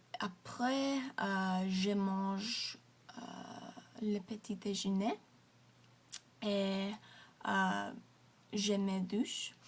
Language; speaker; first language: French; non-native, learner; English